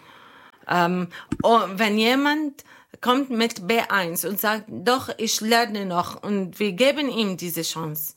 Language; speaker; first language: German; non-native, learner; Arabic